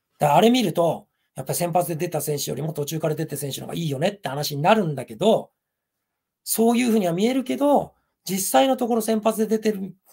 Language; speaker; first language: Japanese; native; Japanese